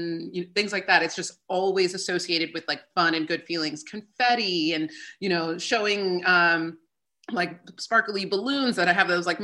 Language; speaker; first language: English; native; English